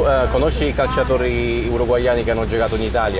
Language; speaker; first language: Italian; native; Italian